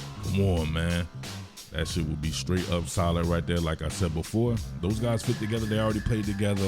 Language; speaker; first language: English; native; English